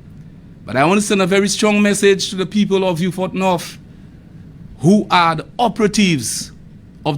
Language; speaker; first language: English; non-native, local second language; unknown